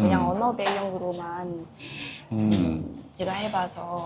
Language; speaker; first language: Korean; non-native, fluent; Vietnamese